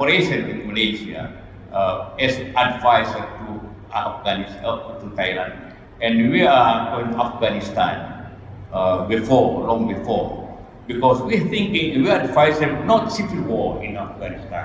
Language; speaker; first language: English; non-native, learner; Indonesian